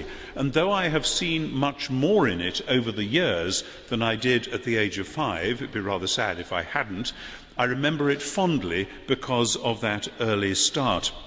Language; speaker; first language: English; native; English